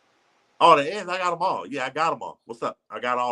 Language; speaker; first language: English; native; English